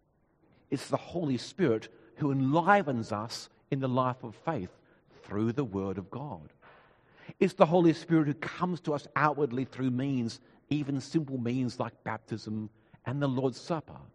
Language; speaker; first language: English; native; English